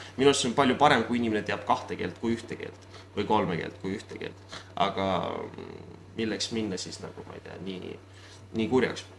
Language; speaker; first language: Estonian; non-native, local second language; Russian